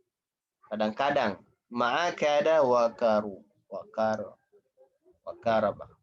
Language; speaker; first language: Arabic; non-native, fluent; Indonesian